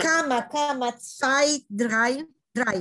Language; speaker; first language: Hebrew; non-native, learner; German